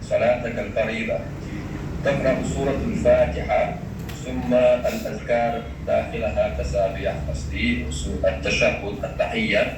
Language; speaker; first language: Arabic; non-native, fluent; Chechen